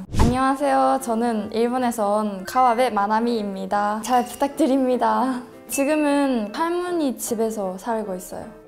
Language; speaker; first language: Korean; non-native, learner; Japanese